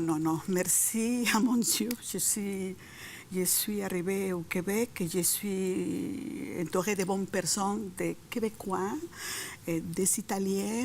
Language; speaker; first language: French; non-native, fluent; Spanish